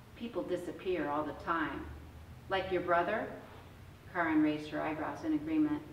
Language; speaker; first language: English; native; English